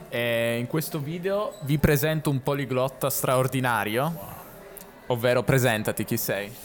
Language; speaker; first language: Italian; native; Italian